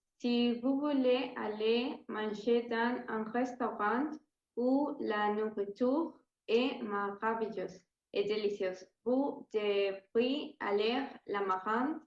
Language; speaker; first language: French; non-native, learner; Spanish